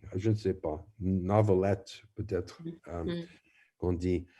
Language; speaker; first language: French; non-native, fluent; English